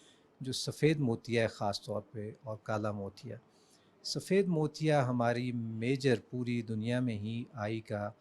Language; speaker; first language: Urdu; native; Urdu